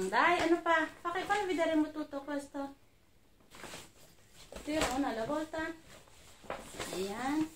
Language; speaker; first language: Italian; non-native, learner; Filipino